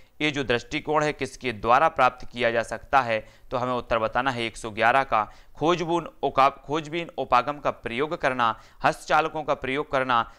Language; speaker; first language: Hindi; native; Hindi